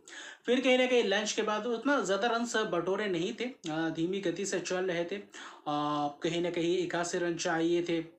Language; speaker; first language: Hindi; native; Hindi